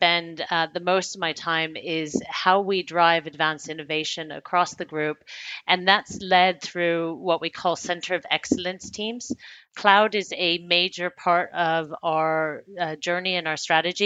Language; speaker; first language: English; native; English